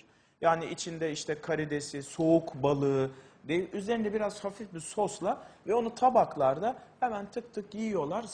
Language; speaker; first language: Turkish; native; Turkish